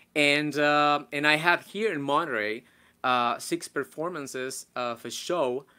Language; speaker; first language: English; non-native, fluent; Spanish